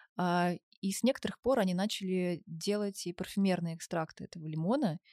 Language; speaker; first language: Russian; native; Russian